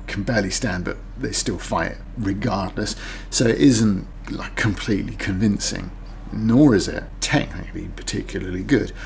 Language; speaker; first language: English; native; English